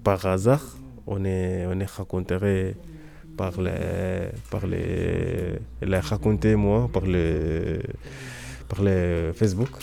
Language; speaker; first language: French; non-native, learner; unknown